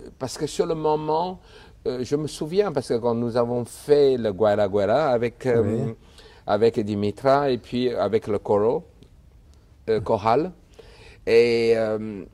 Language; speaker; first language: French; non-native, fluent; Chinese